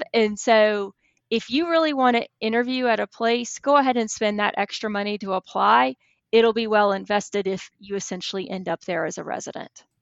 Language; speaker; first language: English; native; English